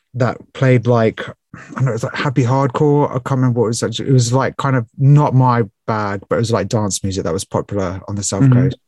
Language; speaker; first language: English; native; English